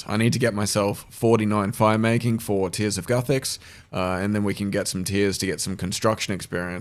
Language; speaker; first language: English; native; English